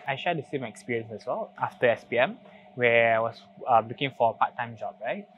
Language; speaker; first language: English; non-native, local second language; Malay